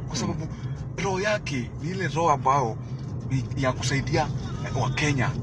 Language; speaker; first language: Swahili; non-native, local second language; Luo (Kenya and Tanzania)